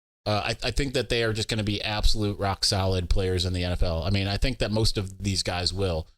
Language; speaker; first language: English; native; English